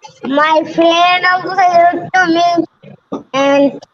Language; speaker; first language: English; non-native, learner; Bangla